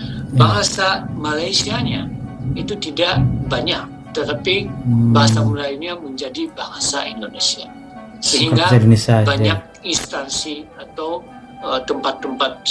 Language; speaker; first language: Indonesian; non-native, fluent; Japanese